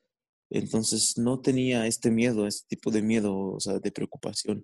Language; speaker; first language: Spanish; non-native, fluent; Arabic